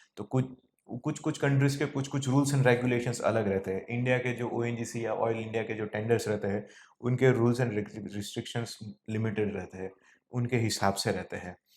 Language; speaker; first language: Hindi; non-native, local second language; Gujarati